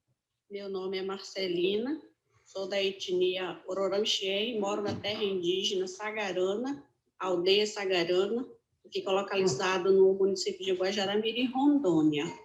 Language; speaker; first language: Portuguese; non-native, local second language; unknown